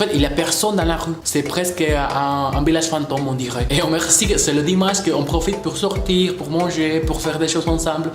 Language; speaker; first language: French; non-native, fluent; Spanish